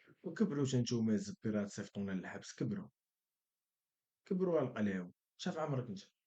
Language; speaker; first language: Arabic; native; Arabic